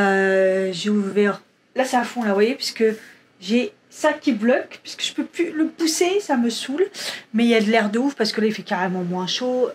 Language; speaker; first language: French; native; French